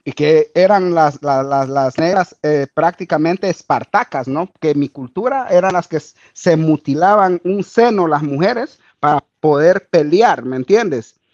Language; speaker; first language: Spanish; native; Spanish